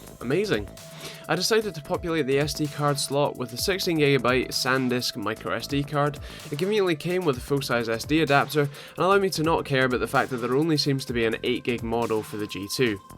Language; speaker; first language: English; native; English